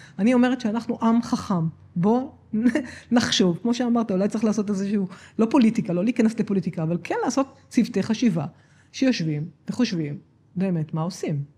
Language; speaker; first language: Hebrew; native; Hebrew